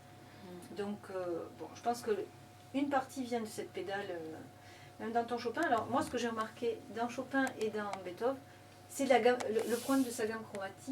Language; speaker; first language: French; native; French